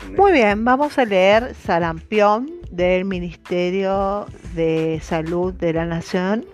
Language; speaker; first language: Spanish; native; Spanish